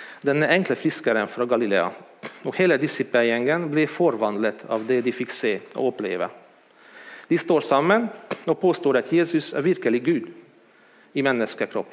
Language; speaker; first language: Swedish; non-native, fluent; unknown